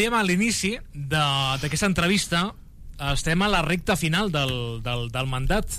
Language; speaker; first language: Catalan; native; Catalan